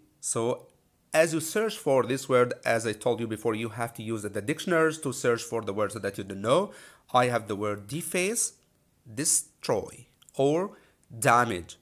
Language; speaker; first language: English; non-native, fluent; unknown